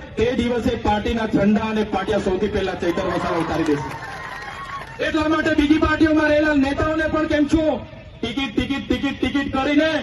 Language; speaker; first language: Gujarati; non-native, local second language; Vasavi